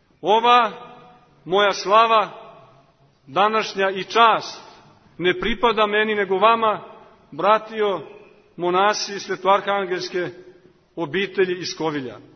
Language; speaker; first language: Serbian; native; Serbian